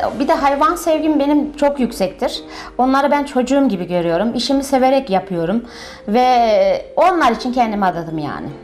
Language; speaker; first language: Turkish; early bilingual, heritage; Turkish